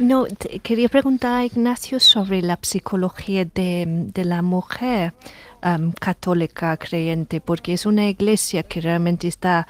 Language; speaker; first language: Spanish; non-native, fluent; English